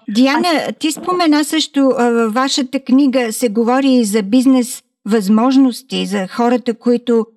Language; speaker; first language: Bulgarian; native; Bulgarian